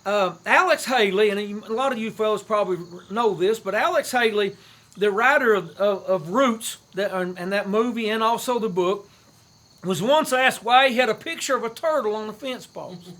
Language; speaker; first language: English; native; English